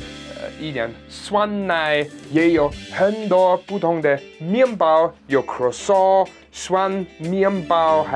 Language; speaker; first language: Chinese; non-native, learner; German